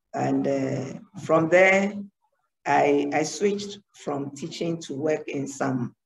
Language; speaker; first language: English; non-native, local second language; Ewe